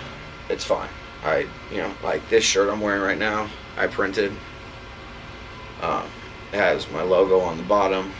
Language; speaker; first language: English; native; English